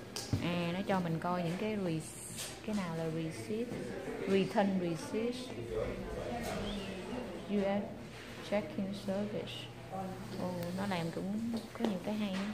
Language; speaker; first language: Vietnamese; native; Vietnamese